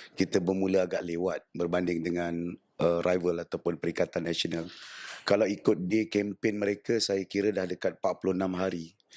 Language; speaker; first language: Malay; native; Malay